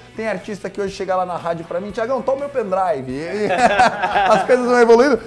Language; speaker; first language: Portuguese; native; Portuguese